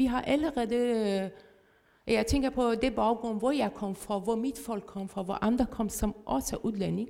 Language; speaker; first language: Danish; non-native, fluent; Persian